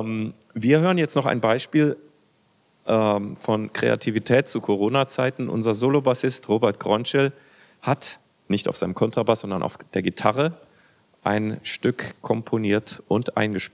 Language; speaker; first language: German; native; German